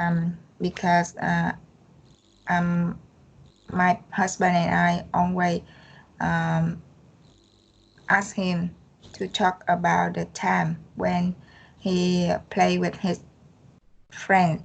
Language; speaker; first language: English; non-native, learner; Vietnamese